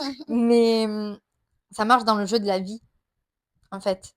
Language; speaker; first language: French; native; French